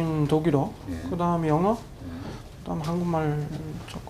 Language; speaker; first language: Korean; non-native, fluent; German